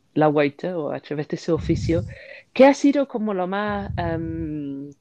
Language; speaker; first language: Spanish; non-native, fluent; English